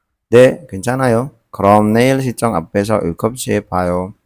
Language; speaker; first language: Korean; non-native, learner; Indonesian